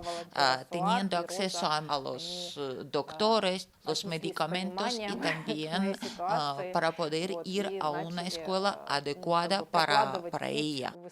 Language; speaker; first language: Spanish; non-native, fluent; Ukrainian